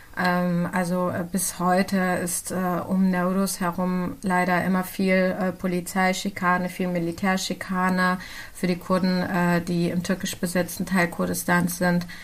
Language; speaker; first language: German; early bilingual, other home language; Central Kurdish